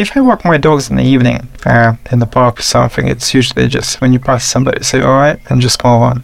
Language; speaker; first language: English; non-native, fluent; Russian